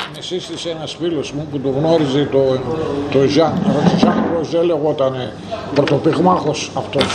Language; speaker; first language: Greek; native; Greek